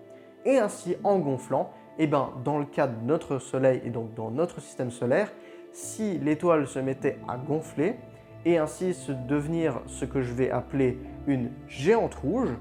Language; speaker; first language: French; native; French